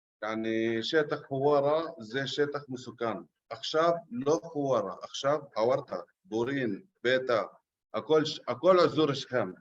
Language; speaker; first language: Hebrew; non-native, local second language; Arabic